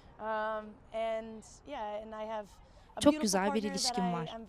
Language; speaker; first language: Turkish; non-native, learner; English